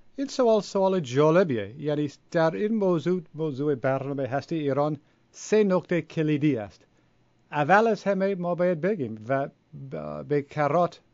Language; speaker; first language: Persian; non-native, fluent; English